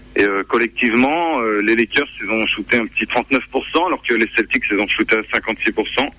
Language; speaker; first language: French; native; French